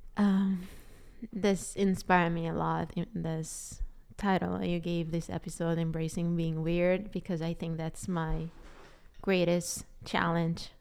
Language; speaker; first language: English; non-native, fluent; Hebrew